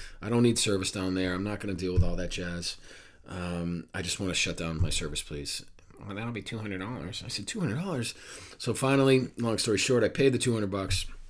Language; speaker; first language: English; native; English